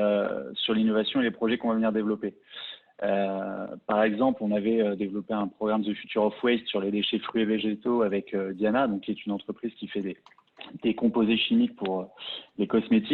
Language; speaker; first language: French; native; French